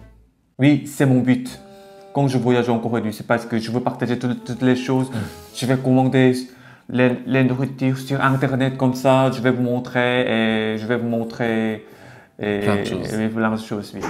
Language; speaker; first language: French; non-native, learner; Korean